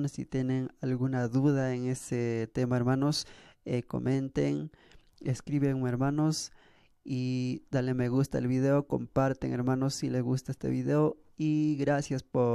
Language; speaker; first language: Spanish; native; Spanish